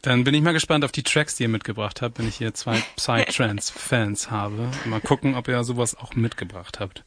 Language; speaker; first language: German; native; German